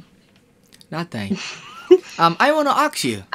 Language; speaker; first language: English; non-native, learner; Indonesian